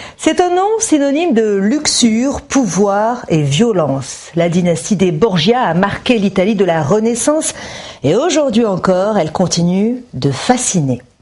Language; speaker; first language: French; native; French